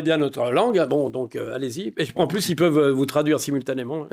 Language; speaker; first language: French; native; French